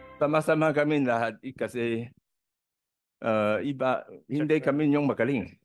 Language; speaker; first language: Filipino; non-native, learner; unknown